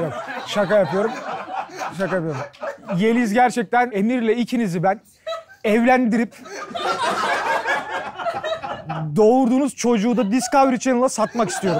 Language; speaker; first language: Turkish; native; Turkish